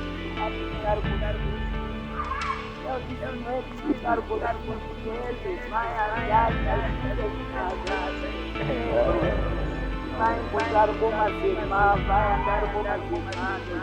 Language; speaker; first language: Portuguese; non-native, local second language; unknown